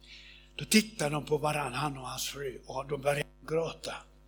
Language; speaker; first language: Swedish; non-native, fluent; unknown